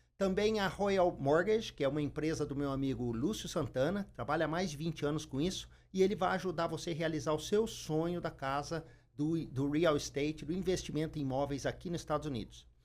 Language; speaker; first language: Portuguese; native; Portuguese